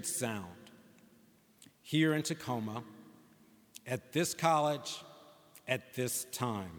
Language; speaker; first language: English; native; English